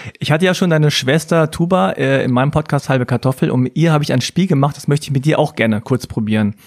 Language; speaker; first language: German; native; German